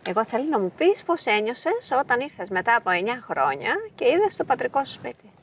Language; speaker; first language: Greek; native; Greek